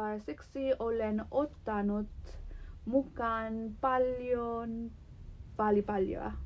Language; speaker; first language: Finnish; non-native, learner; Nepali